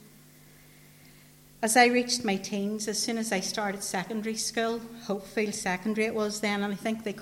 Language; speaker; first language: English; native; English